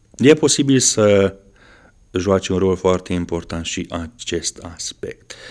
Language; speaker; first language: Romanian; non-native, local second language; Hungarian